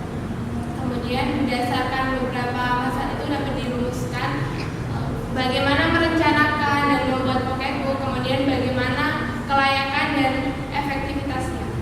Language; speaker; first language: Indonesian; native; Indonesian